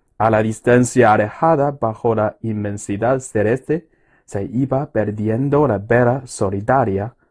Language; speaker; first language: Spanish; non-native, fluent; Chinese